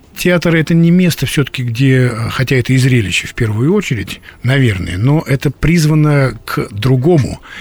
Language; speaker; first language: Russian; native; Russian